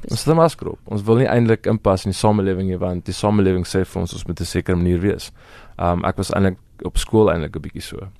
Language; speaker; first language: Afrikaans; native; Afrikaans